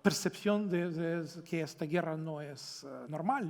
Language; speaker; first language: Spanish; non-native, fluent; Ukrainian